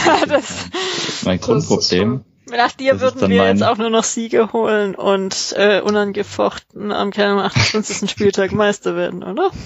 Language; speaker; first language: German; native; German